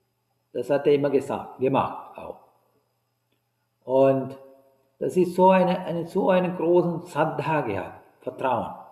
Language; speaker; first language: German; non-native, fluent; Sinhala